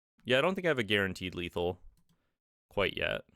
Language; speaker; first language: English; native; English